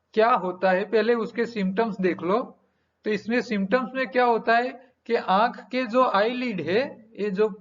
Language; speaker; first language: Hindi; non-native, local second language; Gujarati